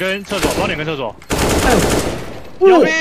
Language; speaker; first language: Chinese; native; Chinese